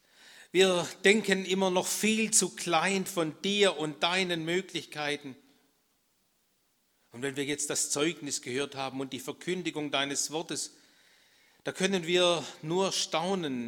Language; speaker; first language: German; native; German